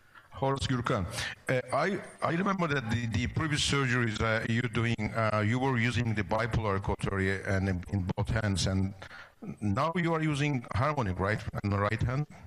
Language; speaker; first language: English; non-native, fluent; Turkish